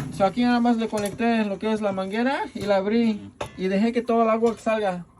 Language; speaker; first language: Spanish; early bilingual, other home language; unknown